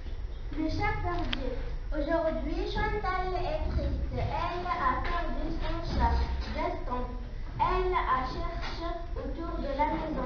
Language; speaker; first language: French; non-native, learner; Arabic